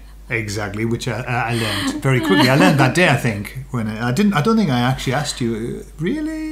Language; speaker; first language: English; native; English